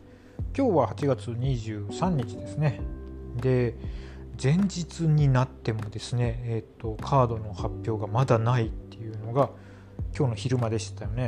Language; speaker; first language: Japanese; native; Japanese